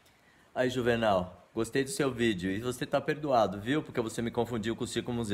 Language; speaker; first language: Portuguese; native; Portuguese